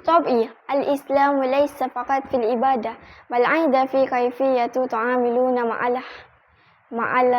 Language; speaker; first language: Arabic; non-native, learner; Malay